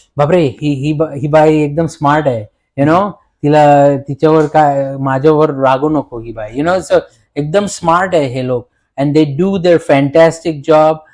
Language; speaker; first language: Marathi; early bilingual, heritage; Marathi